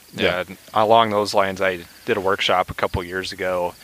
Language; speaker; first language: English; native; English